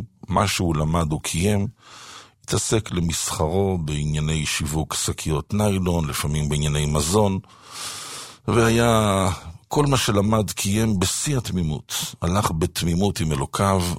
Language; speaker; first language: Hebrew; native; Hebrew